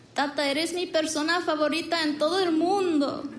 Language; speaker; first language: Spanish; early bilingual, heritage; Spanish